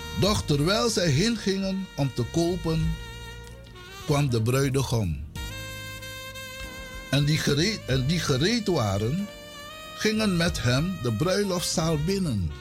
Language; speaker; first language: Dutch; non-native, local second language; Sranan Tongo